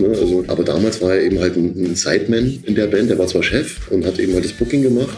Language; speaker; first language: German; native; German